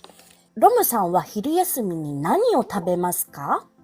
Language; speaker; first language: Japanese; non-native, fluent; Filipino